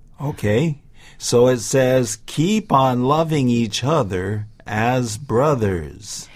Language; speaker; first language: English; native; English